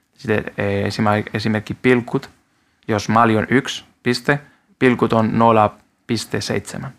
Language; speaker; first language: Finnish; non-native, learner; Spanish